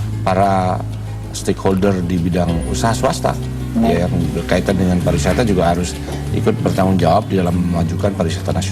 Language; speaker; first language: Indonesian; native; Indonesian